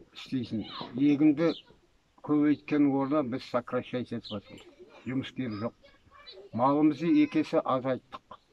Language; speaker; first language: Kazakh; native; Kazakh